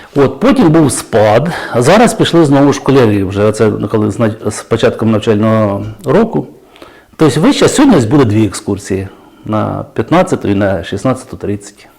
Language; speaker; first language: Ukrainian; native; Ukrainian